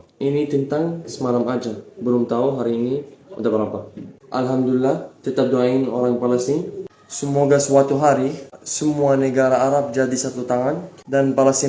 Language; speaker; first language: Indonesian; non-native, fluent; Arabic